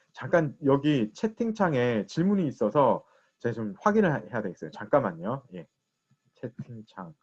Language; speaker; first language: Korean; native; Korean